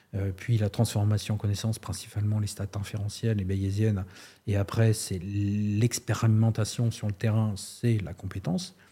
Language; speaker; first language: French; native; French